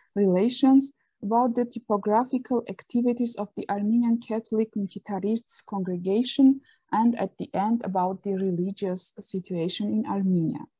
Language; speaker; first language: English; non-native, fluent; Armenian